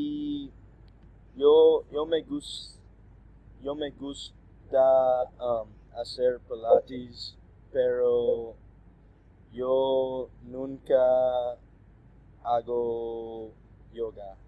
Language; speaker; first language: Spanish; non-native, learner; English